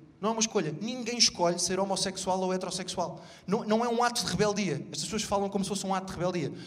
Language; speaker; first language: Portuguese; native; Portuguese